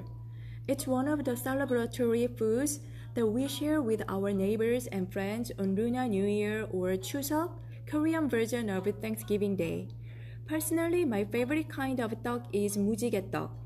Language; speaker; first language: English; non-native, fluent; Korean